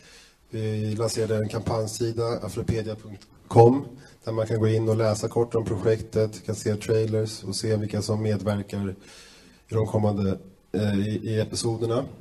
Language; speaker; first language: Swedish; native; Swedish